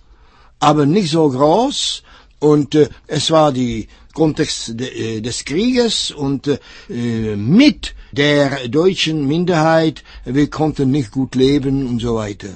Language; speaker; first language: German; non-native, fluent; Czech